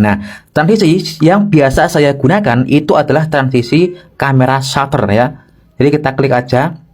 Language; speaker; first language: Indonesian; native; Indonesian